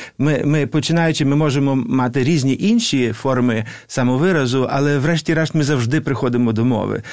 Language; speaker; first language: Ukrainian; native; Ukrainian